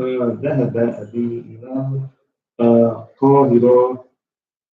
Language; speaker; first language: Arabic; non-native, learner; English